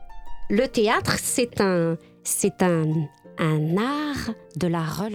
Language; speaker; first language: French; native; French